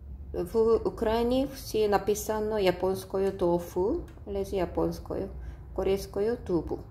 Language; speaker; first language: Ukrainian; non-native, learner; Korean